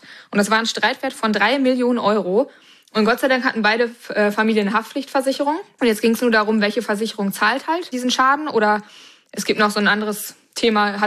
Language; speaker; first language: German; native; German